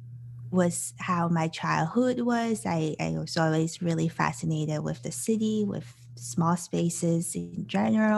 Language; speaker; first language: English; non-native, local second language; Cantonese